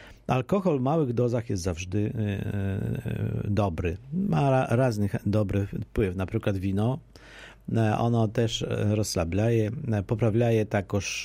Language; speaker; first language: Polish; non-native, local second language; Ukrainian